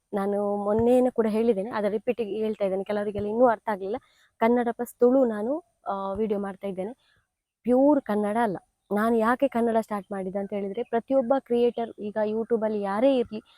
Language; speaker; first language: Kannada; non-native, local second language; Tulu